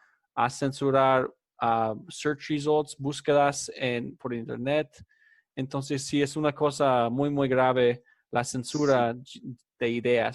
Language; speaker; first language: Spanish; non-native, fluent; English